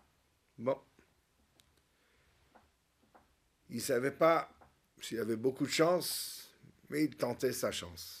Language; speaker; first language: French; native; French